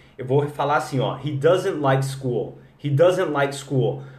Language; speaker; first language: English; non-native, fluent; Portuguese